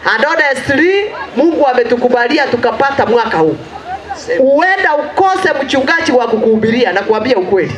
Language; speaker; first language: Swahili; non-native, local second language; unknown